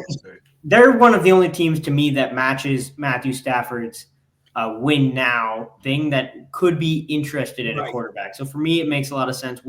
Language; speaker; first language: English; native; English